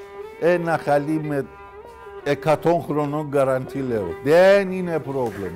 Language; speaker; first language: Greek; non-native, learner; Persian